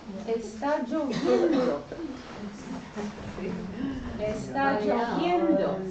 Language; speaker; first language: Spanish; non-native, learner; English